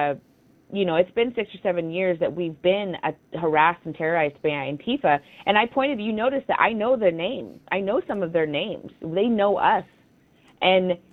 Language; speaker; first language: English; native; English